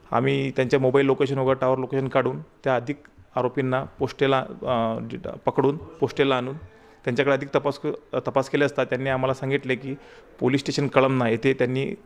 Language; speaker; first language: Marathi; native; Marathi